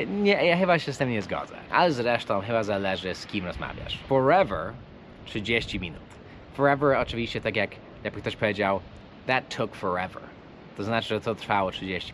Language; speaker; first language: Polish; non-native, fluent; English